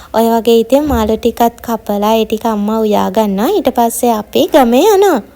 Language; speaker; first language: Sinhala; native; Sinhala